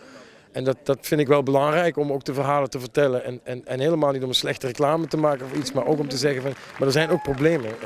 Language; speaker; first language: Dutch; native; Dutch